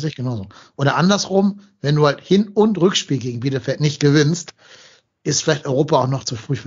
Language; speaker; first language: German; native; German